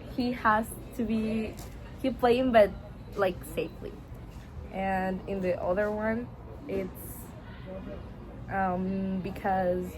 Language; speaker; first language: English; non-native, learner; Spanish